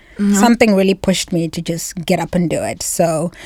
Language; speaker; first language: English; non-native, local second language; Shona